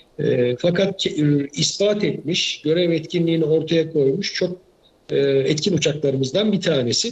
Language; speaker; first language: Turkish; native; Turkish